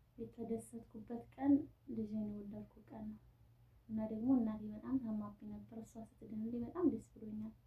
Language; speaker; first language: Amharic; native; Amharic